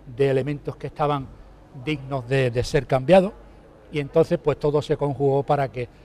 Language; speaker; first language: Spanish; native; Spanish